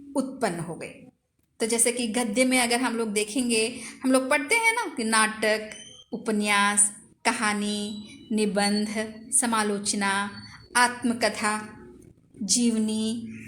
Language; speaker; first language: Hindi; non-native, local second language; Telugu